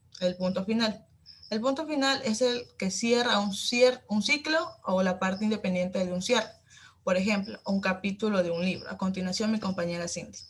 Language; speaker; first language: Spanish; native; Spanish